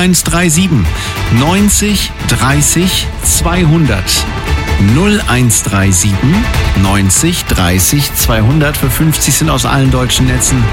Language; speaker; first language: German; native; German